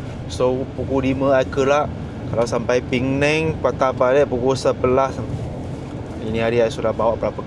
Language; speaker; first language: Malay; non-native, local second language; Chinese